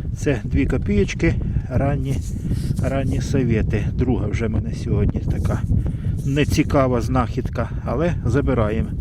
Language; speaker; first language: Ukrainian; non-native, local second language; Russian